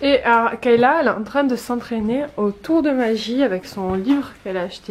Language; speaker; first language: French; native; French